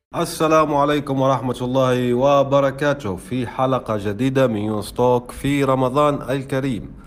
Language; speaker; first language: Arabic; native; Arabic